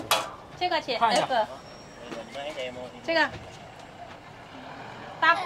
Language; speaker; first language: Chinese; non-native, fluent; Indonesian